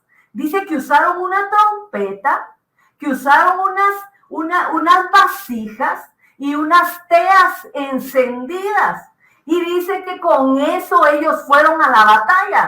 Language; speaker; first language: Spanish; native; Spanish